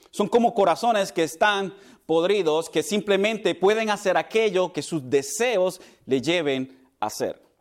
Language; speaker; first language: Spanish; early bilingual, heritage; Spanish